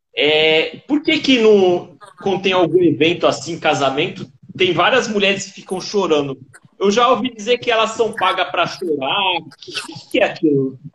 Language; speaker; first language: Portuguese; native; Portuguese